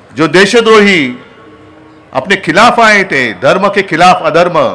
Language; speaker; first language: Hindi; non-native, local second language; Marathi